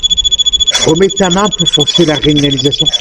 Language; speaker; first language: French; native; French